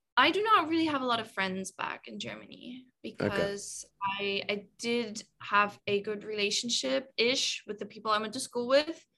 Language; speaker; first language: English; non-native, fluent; German